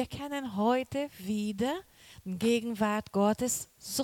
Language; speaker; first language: German; non-native, learner; Portuguese